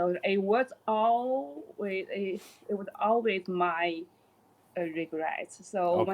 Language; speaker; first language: English; non-native, learner; Chinese